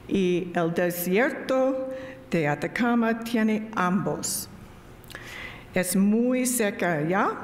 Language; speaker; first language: Spanish; non-native, learner; English